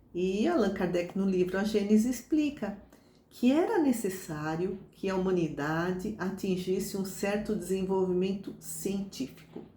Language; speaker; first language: Portuguese; native; Portuguese